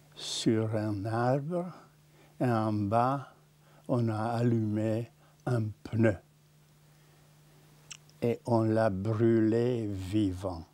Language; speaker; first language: French; non-native, fluent; Czech